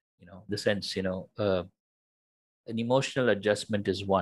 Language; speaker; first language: English; non-native, local second language; Tamil